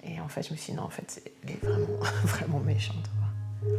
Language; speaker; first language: French; native; French